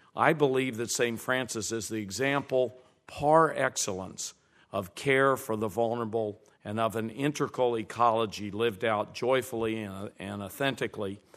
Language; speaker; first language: English; native; English